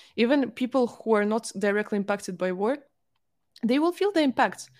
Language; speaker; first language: English; non-native, fluent; Russian